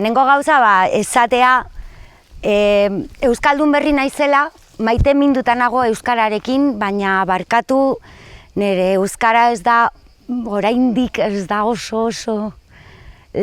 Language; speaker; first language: Basque; non-native, local second language; Spanish